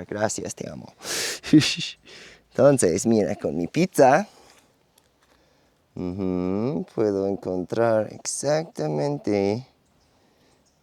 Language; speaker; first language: Spanish; non-native, learner; English